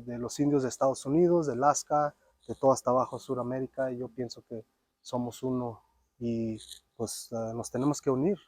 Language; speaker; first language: Spanish; early bilingual, other home language; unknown